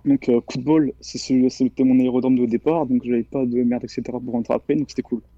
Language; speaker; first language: French; native; French